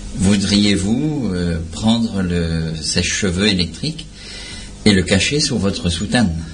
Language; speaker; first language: French; native; French